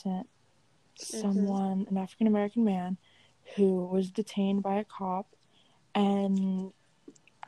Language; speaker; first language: English; native; English